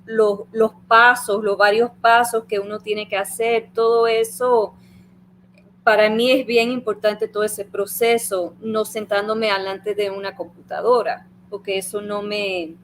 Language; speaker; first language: Spanish; early bilingual, heritage; Spanish